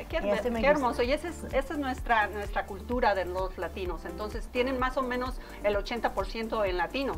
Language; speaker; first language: Spanish; native; Spanish